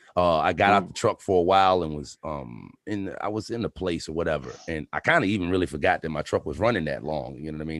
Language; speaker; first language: English; native; English